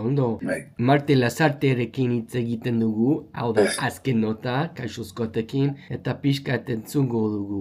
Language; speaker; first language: Basque; non-native, learner; English